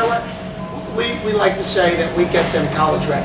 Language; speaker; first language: English; native; English